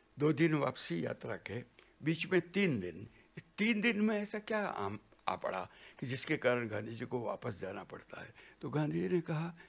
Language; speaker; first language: Hindi; non-native, local second language; Gujarati